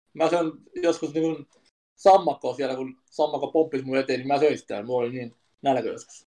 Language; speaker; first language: Finnish; early bilingual, other home language; Kurdish